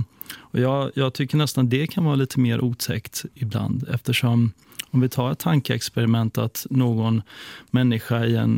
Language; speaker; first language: Swedish; native; Swedish